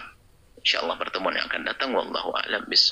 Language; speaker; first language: Indonesian; native; Indonesian